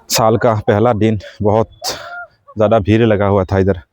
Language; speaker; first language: Hindi; non-native, local second language; Assamese